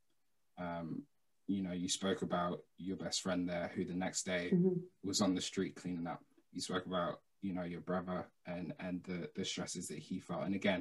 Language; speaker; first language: English; native; English